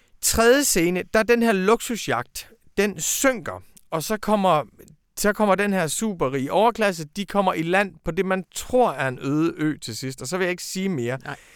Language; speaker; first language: Danish; native; Danish